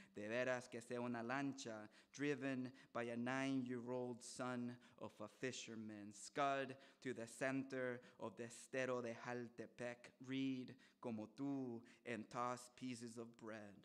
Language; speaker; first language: English; early bilingual, other home language; Spanish